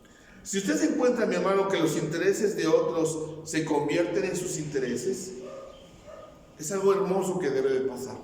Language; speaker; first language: Spanish; native; Spanish